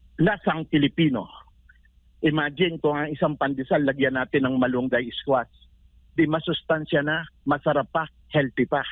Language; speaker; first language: Filipino; native; Filipino